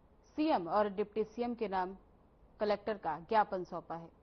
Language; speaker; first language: Hindi; native; Hindi